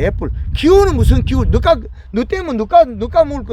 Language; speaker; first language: Korean; native; Korean